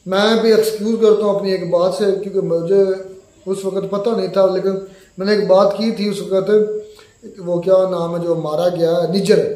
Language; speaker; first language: Urdu; native; Urdu